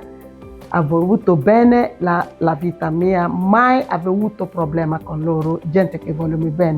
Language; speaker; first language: Italian; non-native, learner; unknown